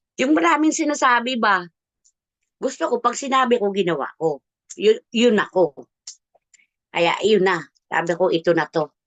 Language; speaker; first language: Filipino; non-native, local second language; Cebuano